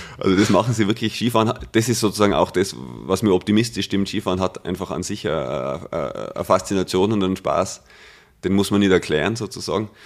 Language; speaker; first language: German; native; German